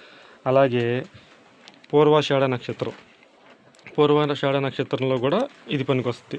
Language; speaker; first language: Telugu; native; Telugu